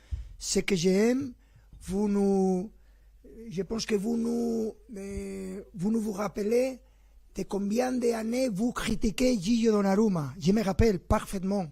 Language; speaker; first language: French; non-native, fluent; Spanish